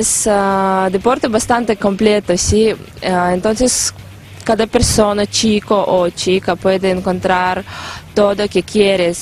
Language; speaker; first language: Spanish; non-native, learner; Russian